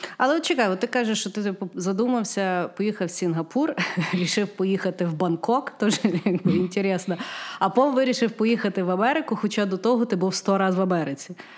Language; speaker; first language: Ukrainian; native; Ukrainian